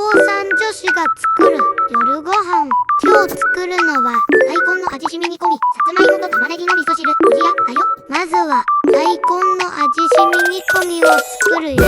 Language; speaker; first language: Japanese; native; Japanese